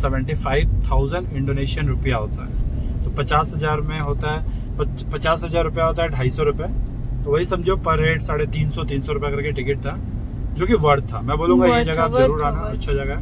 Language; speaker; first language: Hindi; non-native, local second language; Bangla